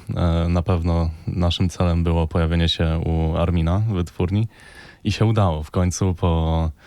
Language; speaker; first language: Polish; native; Polish